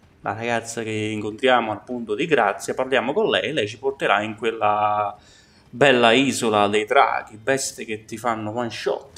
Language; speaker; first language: Italian; native; Italian